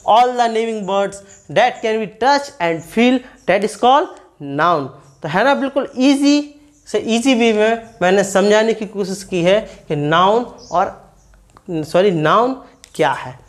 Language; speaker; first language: Hindi; native; Hindi